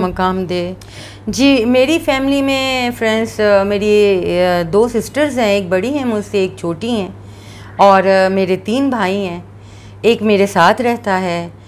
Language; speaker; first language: Urdu; non-native, local second language; Punjabi